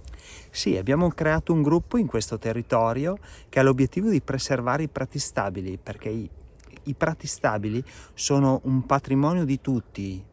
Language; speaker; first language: Italian; native; Italian